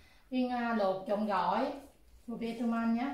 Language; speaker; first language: German; non-native, learner; Vietnamese